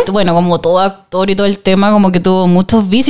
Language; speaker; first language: Spanish; native; Spanish